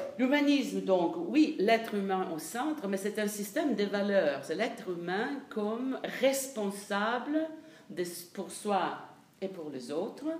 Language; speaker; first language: French; non-native, fluent; Italian